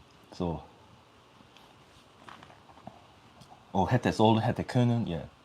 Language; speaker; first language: German; non-native, learner; English